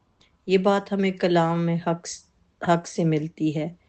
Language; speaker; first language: Urdu; native; Urdu